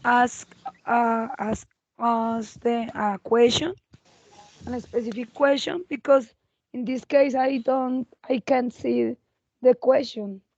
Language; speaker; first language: English; non-native, learner; Spanish